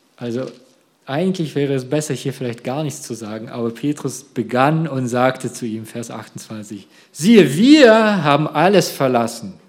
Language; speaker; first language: German; early bilingual, other home language; Russian